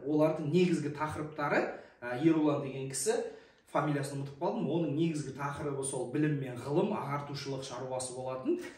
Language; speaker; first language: Kazakh; native; Kazakh